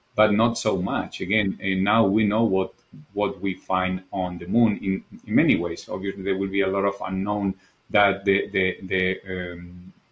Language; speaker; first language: English; non-native, fluent; Spanish